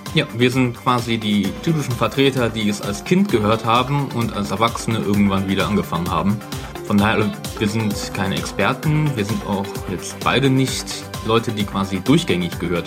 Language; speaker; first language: German; native; German